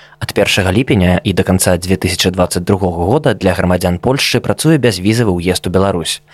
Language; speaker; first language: Belarusian; native; Belarusian